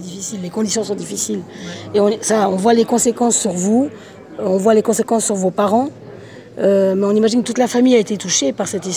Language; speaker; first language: French; native; French